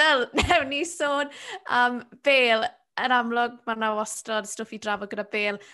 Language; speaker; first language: Welsh; native; Welsh